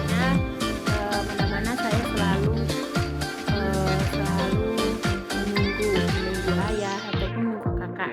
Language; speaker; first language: Indonesian; non-native, local second language; Minangkabau